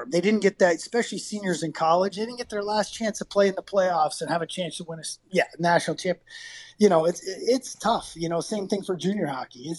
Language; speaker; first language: English; native; English